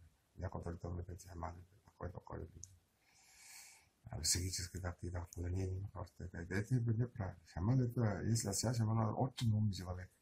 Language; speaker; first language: Russian; non-native, local second language; Tuvinian